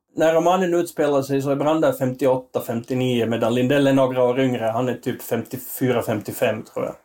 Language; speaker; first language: Swedish; native; Swedish